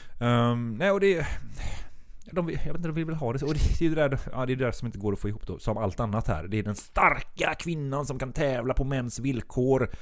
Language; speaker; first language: Swedish; native; Swedish